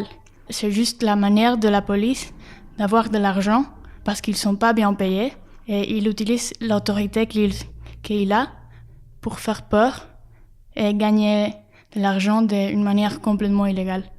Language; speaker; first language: French; non-native, fluent; Spanish